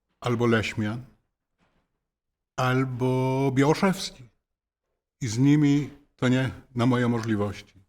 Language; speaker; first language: Polish; non-native, fluent; Hebrew